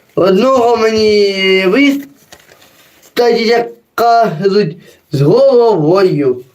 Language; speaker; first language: Ukrainian; native; Ukrainian